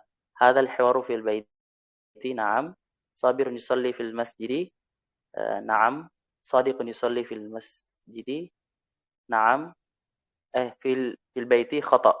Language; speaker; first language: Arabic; non-native, fluent; Indonesian